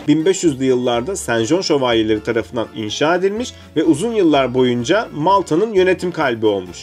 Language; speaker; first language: Turkish; native; Turkish